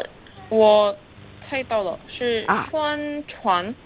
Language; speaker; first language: Chinese; non-native, learner; Korean